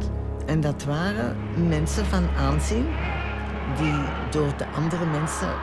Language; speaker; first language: Dutch; early bilingual, other home language; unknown